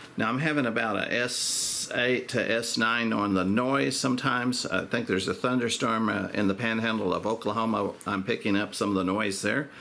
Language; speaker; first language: English; native; English